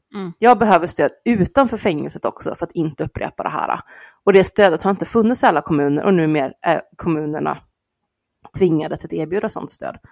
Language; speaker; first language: Swedish; native; Swedish